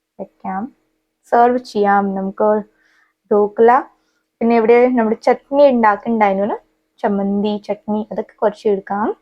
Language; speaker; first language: Malayalam; non-native, learner; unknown